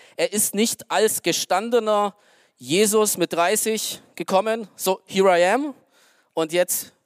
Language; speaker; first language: German; early bilingual, other home language; Romanian